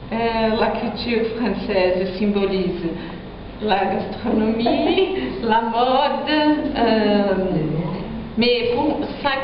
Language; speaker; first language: French; non-native, learner; Portuguese